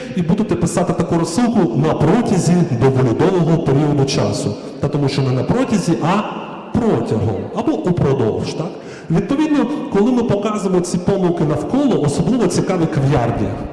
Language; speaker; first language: Ukrainian; native; Ukrainian